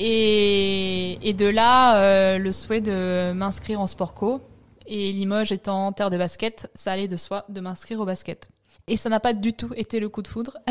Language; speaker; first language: French; early bilingual, other home language; Italian